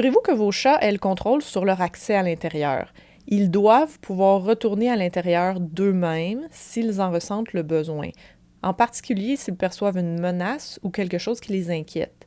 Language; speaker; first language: French; native; French